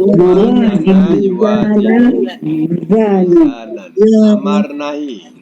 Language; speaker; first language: Arabic; non-native, fluent; Malay